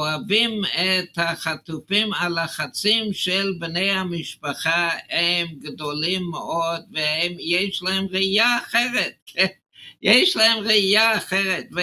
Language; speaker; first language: Hebrew; non-native, fluent; English